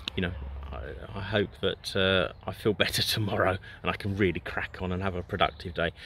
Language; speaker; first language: English; native; English